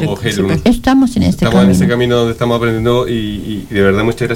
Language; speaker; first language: Spanish; native; Spanish